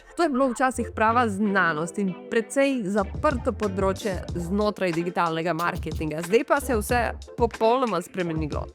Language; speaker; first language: Slovenian; early bilingual, heritage; Portuguese